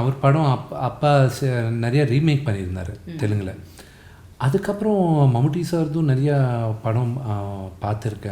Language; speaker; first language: Tamil; non-native, local second language; Telugu